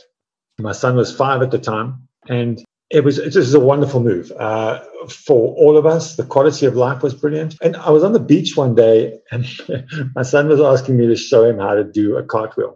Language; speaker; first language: English; native; English